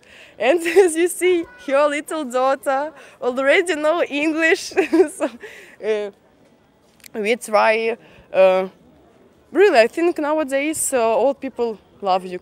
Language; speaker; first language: English; non-native, fluent; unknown